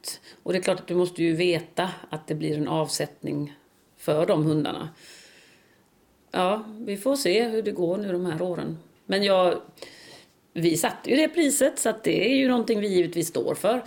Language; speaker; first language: Swedish; native; Swedish